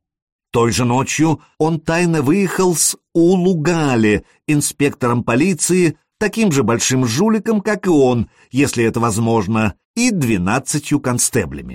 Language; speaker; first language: Russian; native; Russian